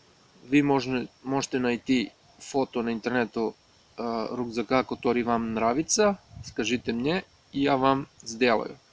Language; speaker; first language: Russian; non-native, learner; Serbian